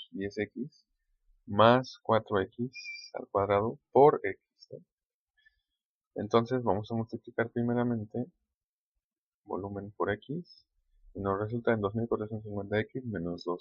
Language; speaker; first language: Spanish; native; Spanish